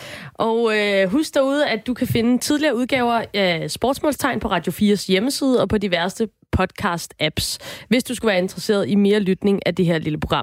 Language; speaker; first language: Danish; native; Danish